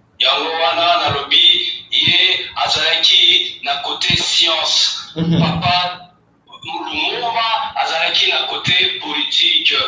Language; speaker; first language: Lingala; non-native, local second language; Kongo